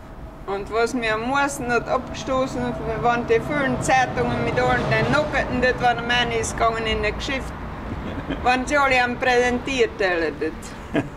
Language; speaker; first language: German; early bilingual, heritage; German